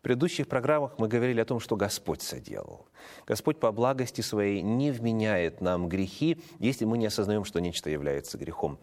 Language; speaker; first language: Russian; native; Russian